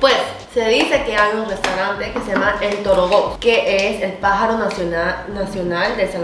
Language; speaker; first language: Spanish; early bilingual, heritage; Korean